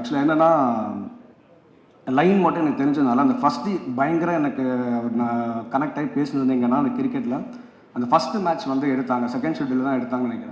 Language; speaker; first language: Tamil; native; Tamil